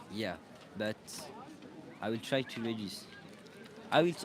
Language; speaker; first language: English; non-native, learner; French